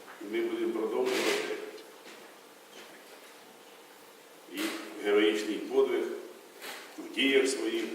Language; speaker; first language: Ukrainian; native; Ukrainian